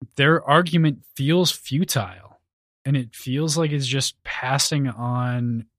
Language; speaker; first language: English; native; English